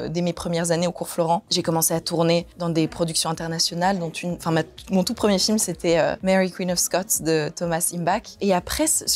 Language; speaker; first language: French; native; French